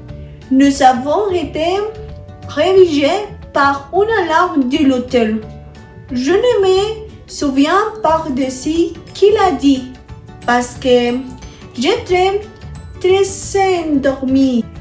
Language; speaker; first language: French; non-native, learner; Spanish